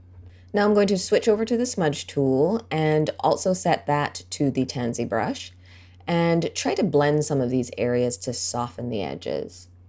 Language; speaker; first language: English; native; English